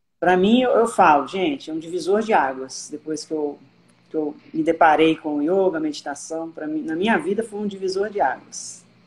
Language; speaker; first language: Portuguese; native; Portuguese